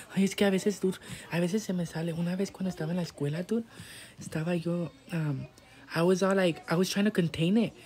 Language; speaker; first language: English; native; English